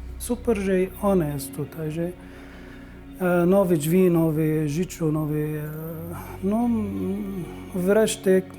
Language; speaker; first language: Polish; non-native, learner; Arabic